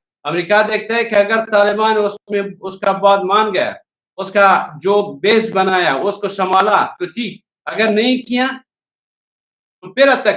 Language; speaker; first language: Hindi; non-native, learner; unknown